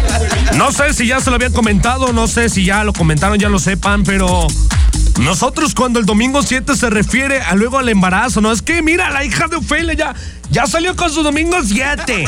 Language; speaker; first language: Spanish; native; Spanish